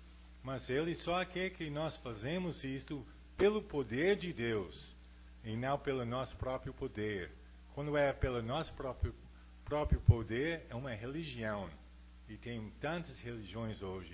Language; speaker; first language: Portuguese; non-native, fluent; English